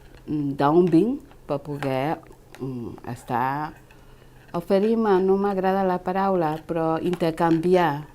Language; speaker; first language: Catalan; non-native, fluent; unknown